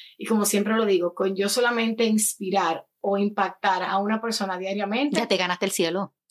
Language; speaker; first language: Spanish; native; Spanish